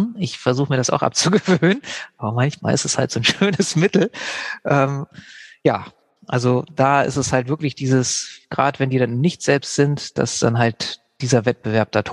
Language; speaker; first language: German; native; German